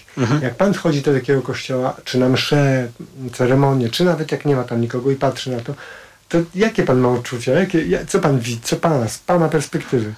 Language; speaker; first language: Polish; native; Polish